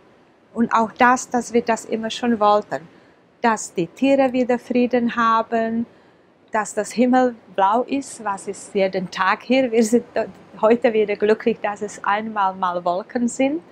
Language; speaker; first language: German; non-native, fluent; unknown